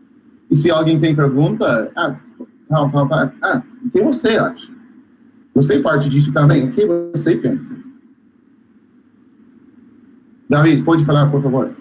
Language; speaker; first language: Portuguese; non-native, fluent; English